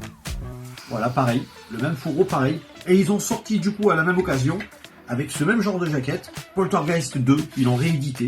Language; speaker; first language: French; native; French